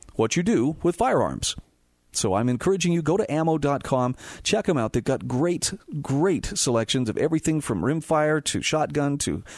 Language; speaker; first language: English; native; English